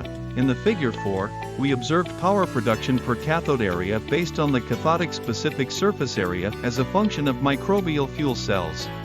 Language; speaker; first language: English; non-native, fluent; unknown